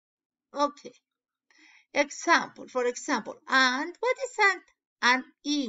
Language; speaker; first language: English; non-native, learner; Spanish